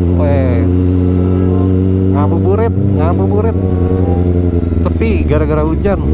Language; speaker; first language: Indonesian; native; Indonesian